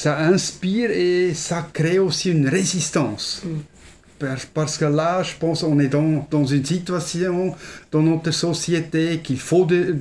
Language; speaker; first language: French; non-native, fluent; German